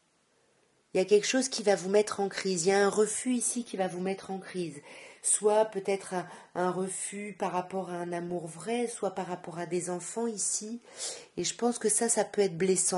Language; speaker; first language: French; native; French